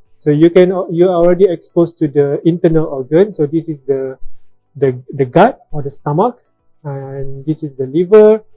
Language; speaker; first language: English; non-native, local second language; Malay